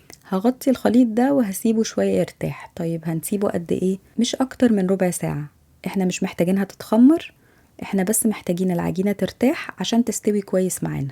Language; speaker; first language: Arabic; native; Arabic